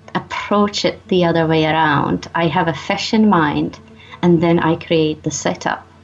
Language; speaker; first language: English; non-native, fluent; Czech